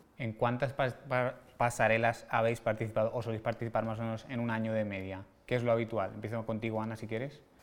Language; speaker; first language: Spanish; native; Spanish